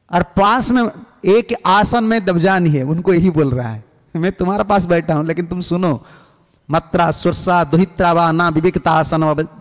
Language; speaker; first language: Hindi; non-native, local second language; Odia